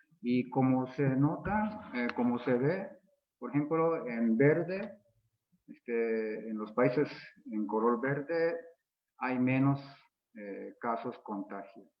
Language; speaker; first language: Spanish; non-native, fluent; Japanese